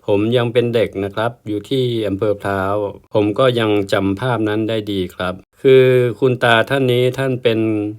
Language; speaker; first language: Thai; native; Thai